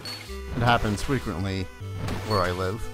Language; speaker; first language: English; native; English